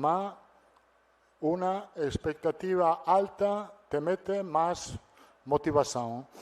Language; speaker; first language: Spanish; non-native, fluent; Italian